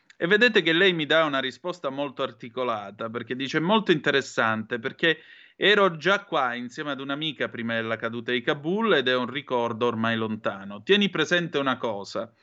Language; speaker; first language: Italian; native; Italian